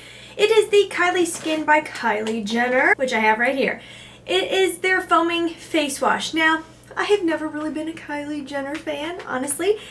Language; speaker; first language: English; native; English